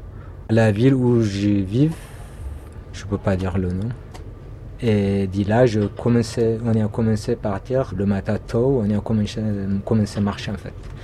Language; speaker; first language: French; non-native, fluent; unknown